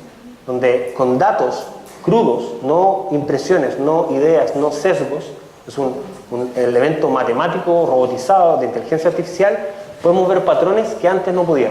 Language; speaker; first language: Spanish; native; Spanish